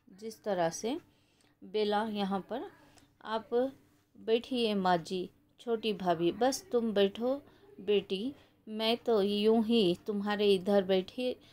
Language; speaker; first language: Hindi; non-native, local second language; Kannada